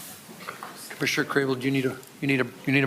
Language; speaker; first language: English; native; English